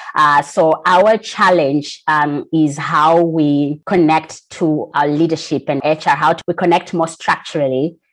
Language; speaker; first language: English; non-native, local second language; Shona